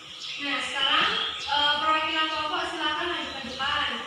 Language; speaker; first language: Indonesian; native; Indonesian